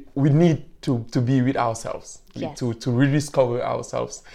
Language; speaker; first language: English; non-native, fluent; Wolof